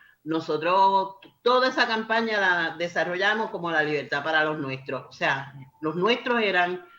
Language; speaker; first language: Spanish; native; Spanish